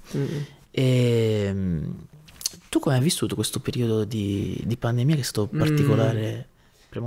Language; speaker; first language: Italian; native; Italian